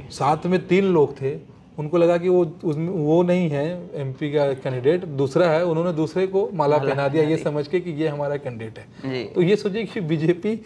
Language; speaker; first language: Hindi; native; Hindi